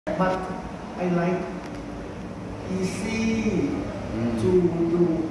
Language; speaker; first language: English; non-native, learner; Thai